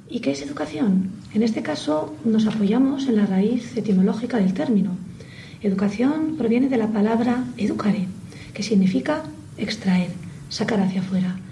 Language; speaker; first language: Spanish; native; Spanish